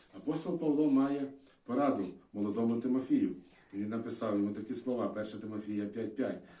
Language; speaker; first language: Ukrainian; native; Ukrainian